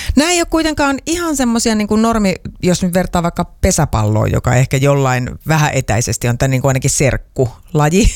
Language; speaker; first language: Finnish; native; Finnish